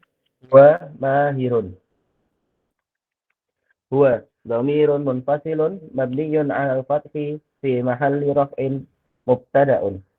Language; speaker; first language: Arabic; non-native, learner; Indonesian